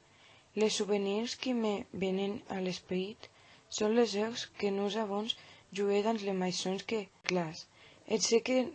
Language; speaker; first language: French; non-native, learner; Catalan